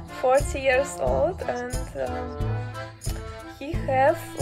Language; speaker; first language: English; non-native, learner; Russian